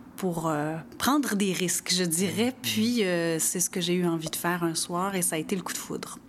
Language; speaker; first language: French; native; French